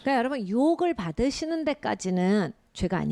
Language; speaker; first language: Korean; native; Korean